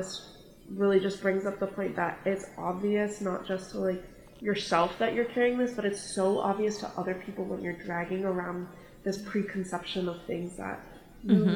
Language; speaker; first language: English; native; English